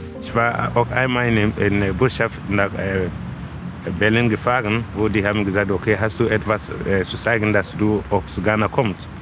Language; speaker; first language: German; non-native, learner; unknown